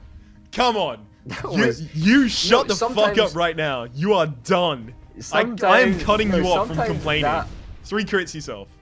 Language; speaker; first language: English; native; English